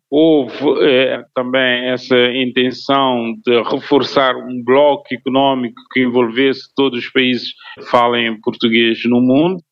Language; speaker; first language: Portuguese; non-native, local second language; Kabuverdianu